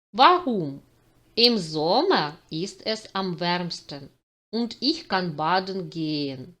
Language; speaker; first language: German; non-native, fluent; Ukrainian